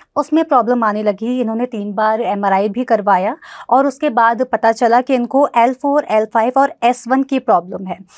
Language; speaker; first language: Hindi; native; Hindi